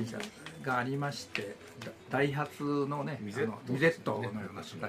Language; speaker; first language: Japanese; native; Japanese